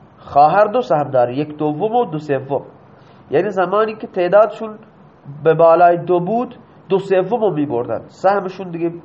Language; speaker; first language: Persian; non-native, local second language; Baluchi